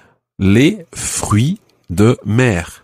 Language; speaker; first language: French; non-native, fluent; English